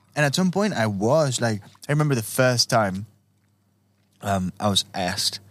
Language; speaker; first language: English; non-native, fluent; Spanish